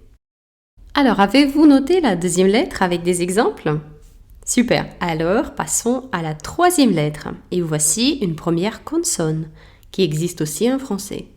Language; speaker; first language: French; non-native, fluent; Russian